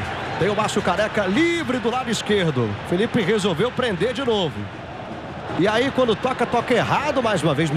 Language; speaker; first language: Portuguese; native; Portuguese